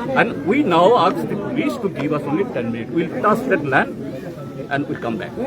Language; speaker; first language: English; non-native, local second language; Bangla